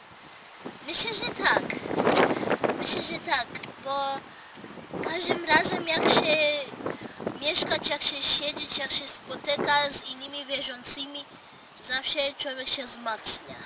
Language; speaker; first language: Polish; non-native, fluent; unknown